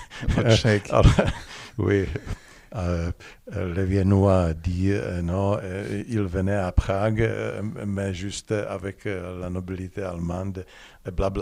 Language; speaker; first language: French; non-native, learner; Czech